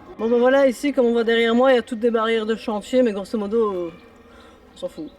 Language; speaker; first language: French; native; French